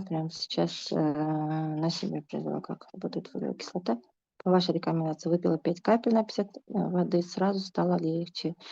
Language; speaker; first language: Russian; non-native, local second language; Kazakh